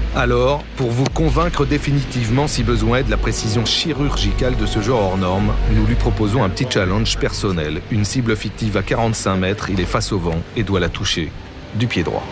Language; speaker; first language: French; native; French